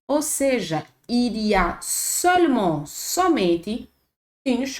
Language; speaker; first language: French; non-native, fluent; Portuguese